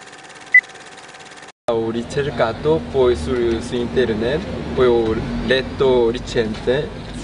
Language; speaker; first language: Italian; non-native, learner; Korean